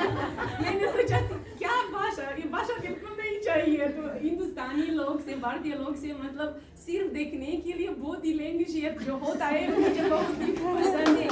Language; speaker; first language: Hindi; non-native, learner; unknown